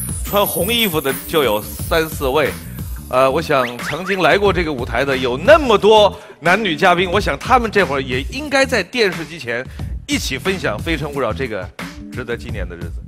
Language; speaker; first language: Chinese; native; Chinese